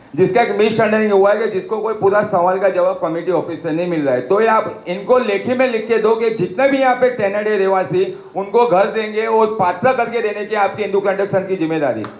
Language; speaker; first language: Hindi; non-native, local second language; Marathi